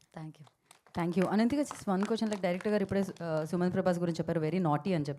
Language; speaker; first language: Telugu; native; Telugu